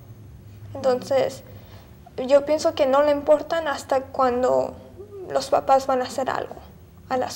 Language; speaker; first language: Spanish; early bilingual, heritage; Spanish